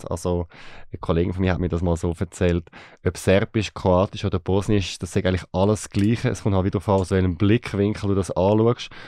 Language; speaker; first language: German; native; German